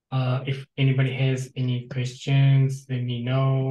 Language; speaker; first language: English; non-native, local second language; Japanese